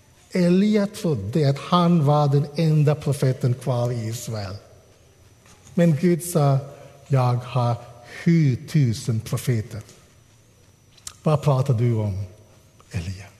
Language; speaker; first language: Swedish; non-native, fluent; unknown